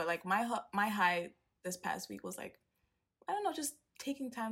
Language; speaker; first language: English; non-native, local second language; Swahili